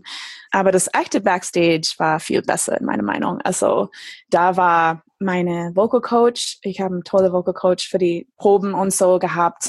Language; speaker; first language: German; non-native, fluent; English